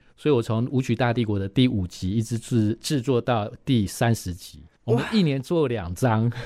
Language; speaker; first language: Chinese; native; Chinese